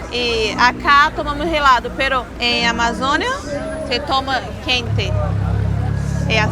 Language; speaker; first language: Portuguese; non-native, fluent; Spanish